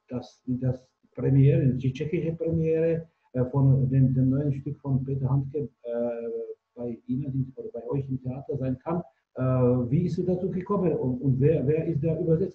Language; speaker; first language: German; non-native, fluent; Czech